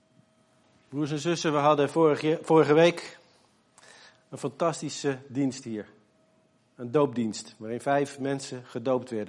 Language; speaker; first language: Dutch; native; Dutch